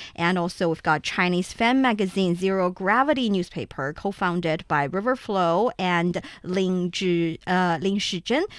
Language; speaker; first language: English; non-native, fluent; Chinese